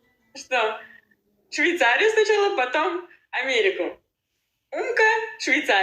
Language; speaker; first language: Russian; non-native, learner; Uzbek